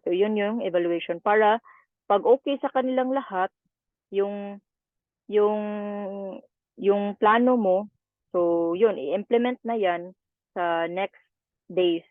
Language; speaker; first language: Filipino; native; Filipino